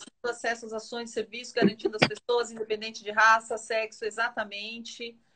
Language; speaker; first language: Portuguese; native; Portuguese